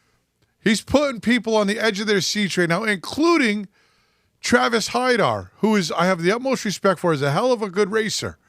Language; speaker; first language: English; native; English